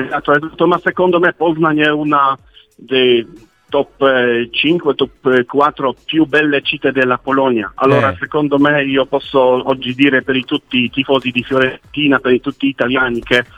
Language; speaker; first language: Italian; non-native, learner; Polish